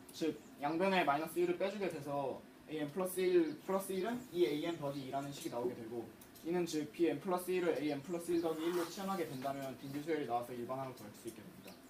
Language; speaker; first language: Korean; native; Korean